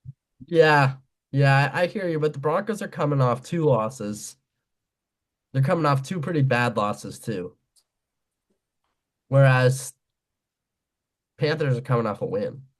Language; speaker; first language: English; native; English